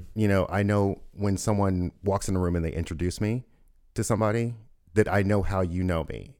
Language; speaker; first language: English; native; English